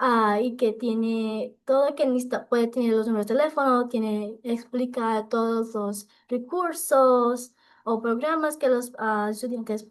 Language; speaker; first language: Spanish; non-native, local second language; English